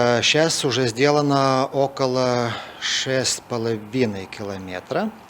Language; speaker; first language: Russian; non-native, fluent; Lithuanian